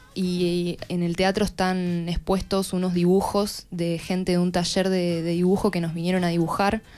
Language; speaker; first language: Spanish; native; Spanish